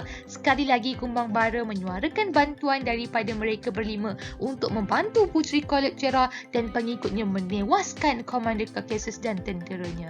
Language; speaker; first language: Malay; native; Malay